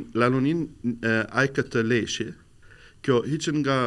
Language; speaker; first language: Albanian; non-native, fluent; Arabic